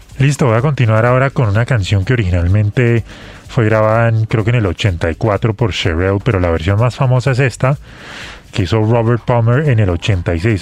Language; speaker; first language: Spanish; native; Spanish